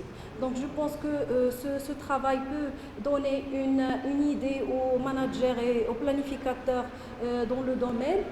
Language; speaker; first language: French; non-native, local second language; Arabic